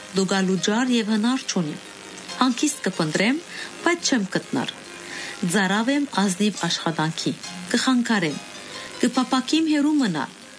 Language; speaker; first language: Armenian; early bilingual, heritage; Armenian